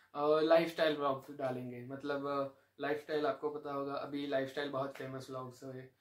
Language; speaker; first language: Hindi; non-native, local second language; Marathi